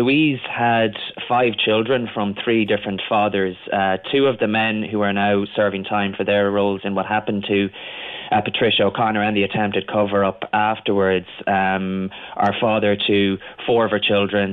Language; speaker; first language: English; native; English